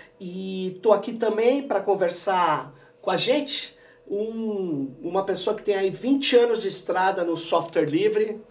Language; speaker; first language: Portuguese; native; Portuguese